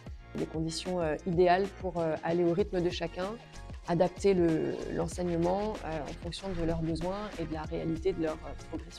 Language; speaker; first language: French; native; French